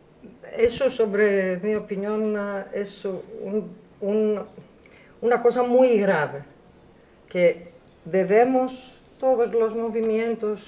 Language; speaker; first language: Spanish; non-native, learner; Greek